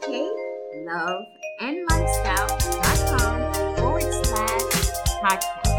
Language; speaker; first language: English; native; English